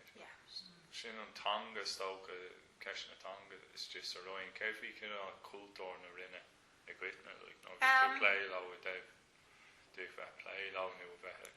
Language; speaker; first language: Irish; non-native, local second language; English